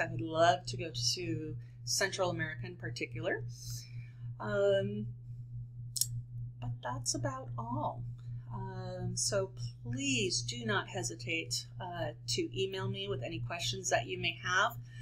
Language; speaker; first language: English; native; English